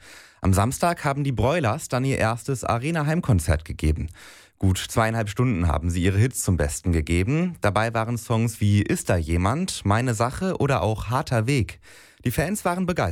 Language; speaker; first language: German; native; German